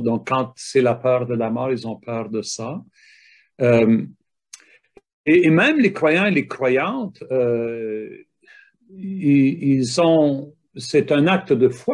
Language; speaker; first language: French; native; French